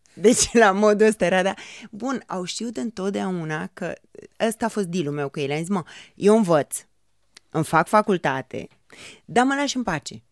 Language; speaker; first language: Romanian; native; Romanian